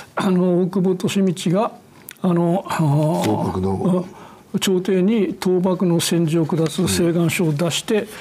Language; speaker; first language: Japanese; native; Japanese